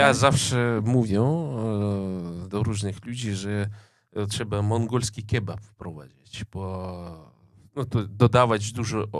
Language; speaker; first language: Polish; non-native, fluent; Russian